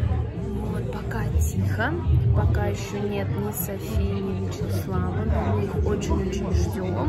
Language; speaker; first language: Russian; native; Russian